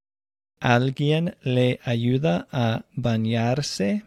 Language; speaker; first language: Spanish; non-native, fluent; English